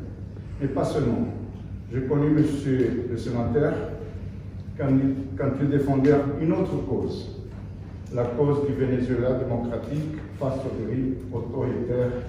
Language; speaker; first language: French; non-native, fluent; Portuguese